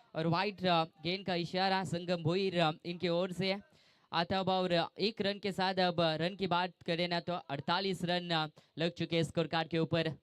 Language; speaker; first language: Hindi; non-native, local second language; Marathi